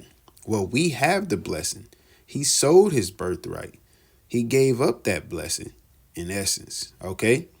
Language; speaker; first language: English; native; English